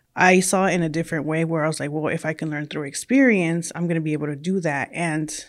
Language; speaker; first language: English; early bilingual, other home language; Spanish